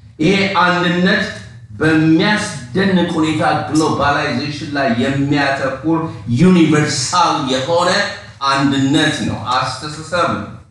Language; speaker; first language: Amharic; non-native, local second language; Oromo